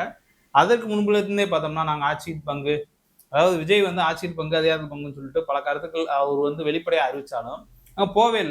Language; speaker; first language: Tamil; native; Tamil